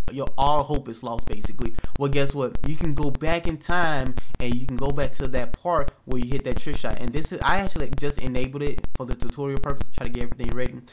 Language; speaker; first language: English; native; English